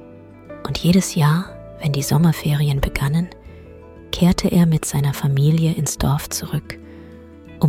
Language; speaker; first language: German; native; German